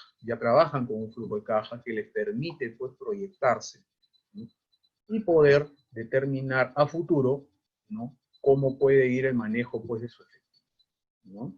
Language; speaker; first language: Spanish; native; Spanish